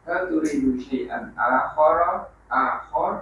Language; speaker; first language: Arabic; non-native, learner; Indonesian